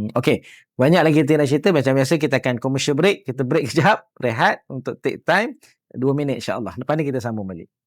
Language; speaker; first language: Malay; native; Malay